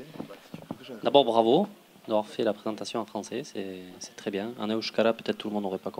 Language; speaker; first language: French; native; French